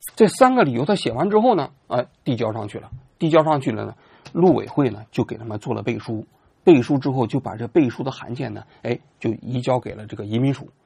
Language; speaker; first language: Chinese; native; Chinese